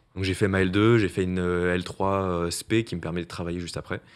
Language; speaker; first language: French; native; French